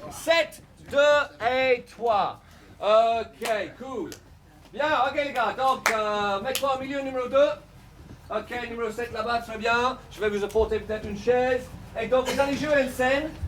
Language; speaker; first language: French; native; French